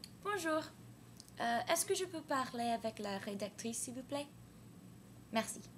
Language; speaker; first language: French; non-native, learner; English